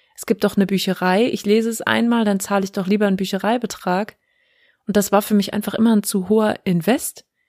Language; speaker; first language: German; native; German